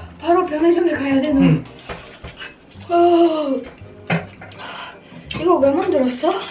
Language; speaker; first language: Korean; non-native, learner; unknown